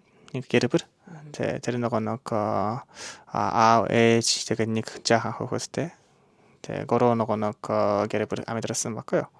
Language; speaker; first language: Mongolian; non-native, learner; Japanese